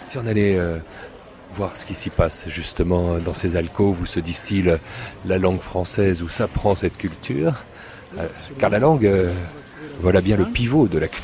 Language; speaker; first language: French; native; French